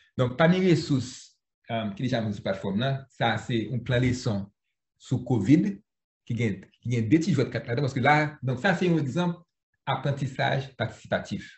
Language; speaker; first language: Haitian Creole; native; Haitian Creole